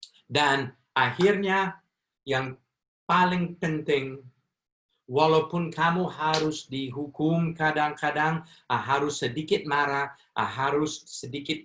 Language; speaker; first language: Indonesian; non-native, fluent; English